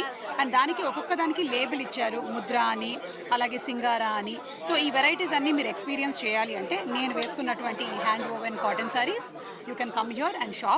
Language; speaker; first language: Telugu; native; Telugu